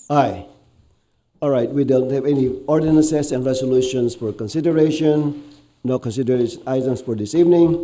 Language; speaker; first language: English; non-native, local second language; Filipino